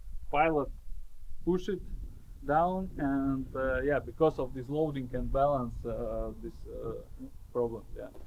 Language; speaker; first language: English; non-native, learner; Russian